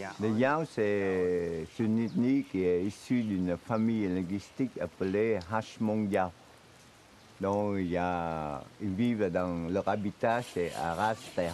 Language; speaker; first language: French; non-native, fluent; Vietnamese